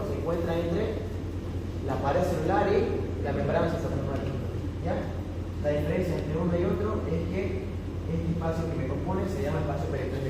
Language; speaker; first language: Spanish; native; Spanish